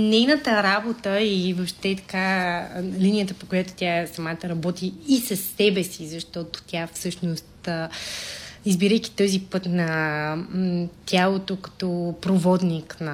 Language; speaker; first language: Bulgarian; native; Bulgarian